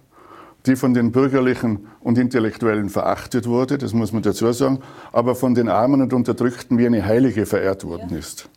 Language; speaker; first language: German; native; German